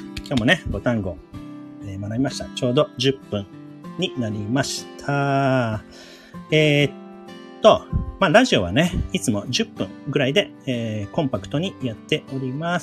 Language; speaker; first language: Japanese; native; Japanese